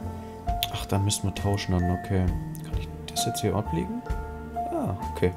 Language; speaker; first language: German; native; German